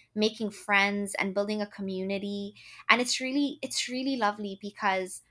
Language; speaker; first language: English; non-native, fluent; Arabic